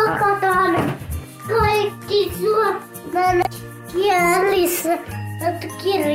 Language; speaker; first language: Finnish; early bilingual, heritage; Finnish